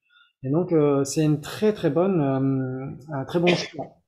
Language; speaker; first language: French; native; French